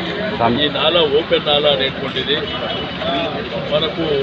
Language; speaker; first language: Telugu; native; Telugu